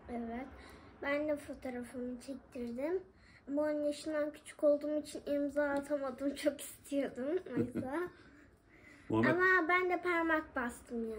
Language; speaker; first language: Turkish; early bilingual, other home language; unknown